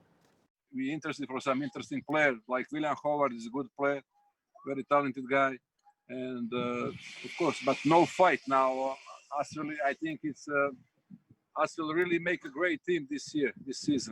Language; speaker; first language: English; non-native, learner; Serbian